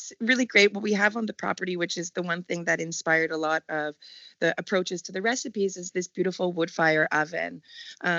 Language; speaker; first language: English; native; English